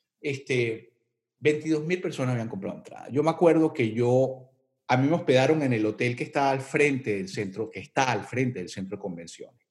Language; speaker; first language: Spanish; native; Spanish